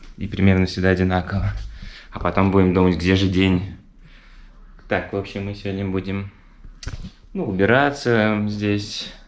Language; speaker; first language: Russian; native; Russian